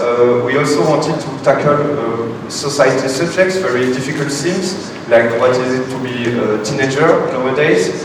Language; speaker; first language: English; non-native, fluent; French